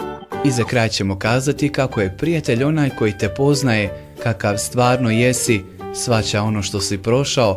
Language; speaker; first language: Croatian; native; Croatian